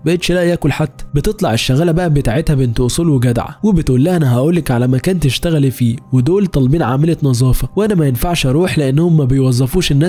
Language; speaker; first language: Arabic; native; Arabic